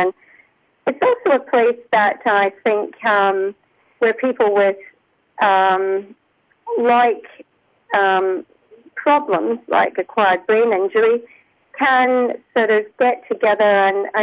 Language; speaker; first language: English; native; English